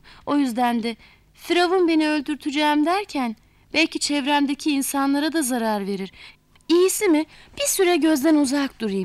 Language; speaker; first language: Turkish; native; Turkish